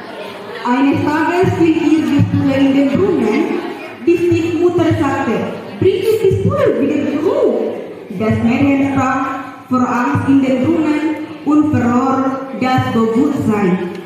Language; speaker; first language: German; non-native, learner; Indonesian